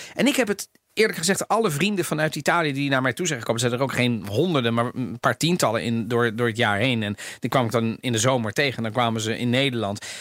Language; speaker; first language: Dutch; native; Dutch